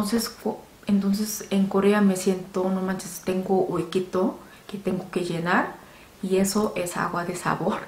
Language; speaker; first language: Spanish; non-native, fluent; Korean